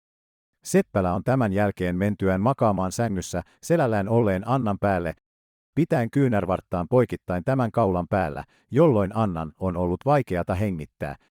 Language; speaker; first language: Finnish; native; Finnish